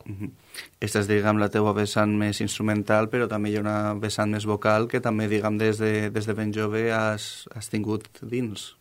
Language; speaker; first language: Catalan; native; Catalan